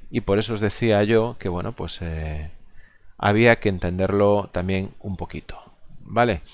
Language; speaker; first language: Spanish; non-native, local second language; Galician